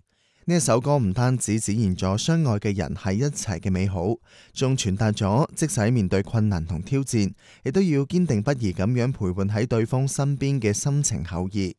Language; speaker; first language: Chinese; non-native, local second language; Cantonese